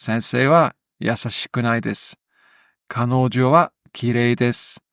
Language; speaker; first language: Japanese; non-native, learner; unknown